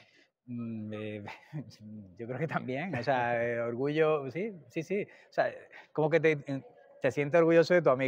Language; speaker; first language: Spanish; native; Spanish